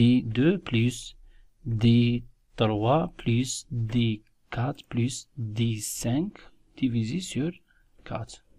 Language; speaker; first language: French; non-native, local second language; Arabic